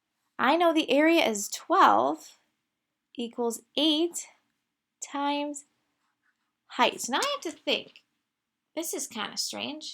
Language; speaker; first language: English; native; English